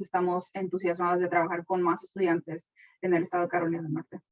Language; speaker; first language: Spanish; early bilingual, heritage; Spanish